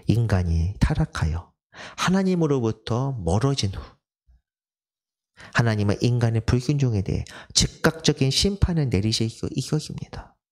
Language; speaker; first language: Korean; native; Korean